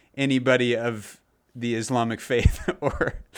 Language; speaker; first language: English; native; English